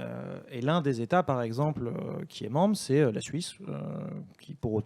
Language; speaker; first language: French; native; French